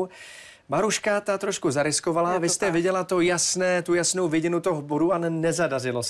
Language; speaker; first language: Czech; native; Czech